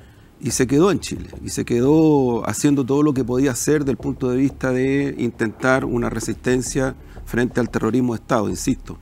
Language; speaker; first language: Spanish; native; Spanish